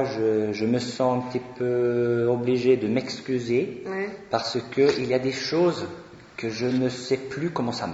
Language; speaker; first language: French; non-native, fluent; Swedish